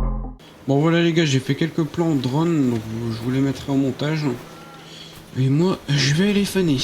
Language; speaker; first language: French; native; French